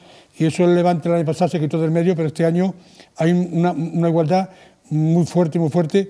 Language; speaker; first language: Spanish; native; Spanish